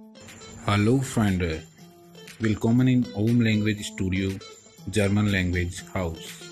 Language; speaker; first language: German; non-native, fluent; Hindi